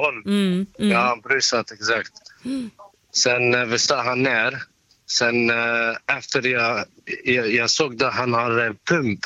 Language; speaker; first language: Swedish; non-native, learner; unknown